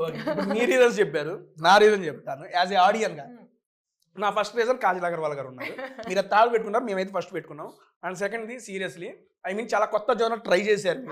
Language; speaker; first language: Telugu; native; Telugu